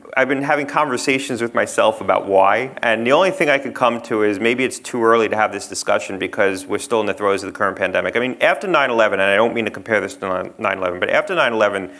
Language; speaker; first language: English; native; English